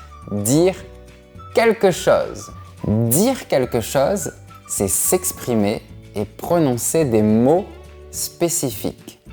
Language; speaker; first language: French; native; French